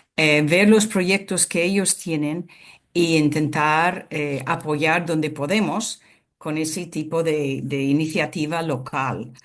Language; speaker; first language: Spanish; non-native, fluent; English